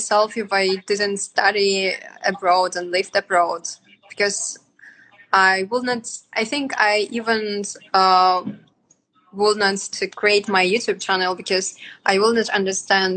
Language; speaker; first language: English; non-native, fluent; Yakut